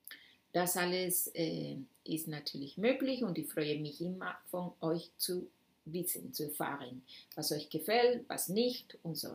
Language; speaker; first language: German; non-native, fluent; Spanish